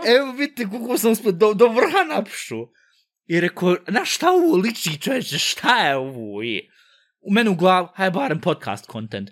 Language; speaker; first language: Bosnian; early bilingual, heritage; Bosnian